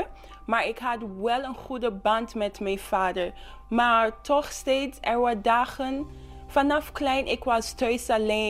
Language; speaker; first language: Dutch; non-native, local second language; English